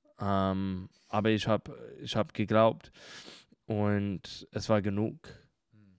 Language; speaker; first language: German; non-native, learner; English